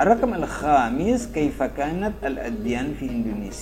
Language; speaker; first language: Arabic; non-native, fluent; Indonesian